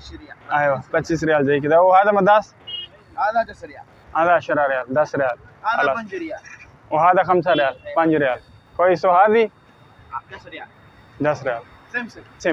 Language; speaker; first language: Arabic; non-native, learner; Urdu